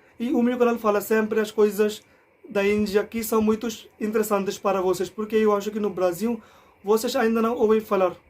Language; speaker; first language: Portuguese; non-native, learner; Hindi